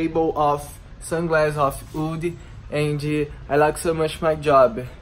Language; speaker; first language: English; non-native, learner; Portuguese